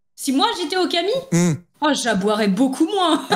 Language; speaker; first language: French; native; French